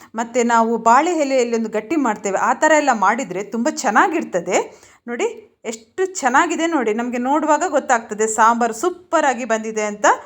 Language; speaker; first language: Kannada; non-native, local second language; Tulu